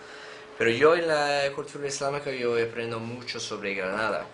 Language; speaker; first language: Spanish; non-native, learner; English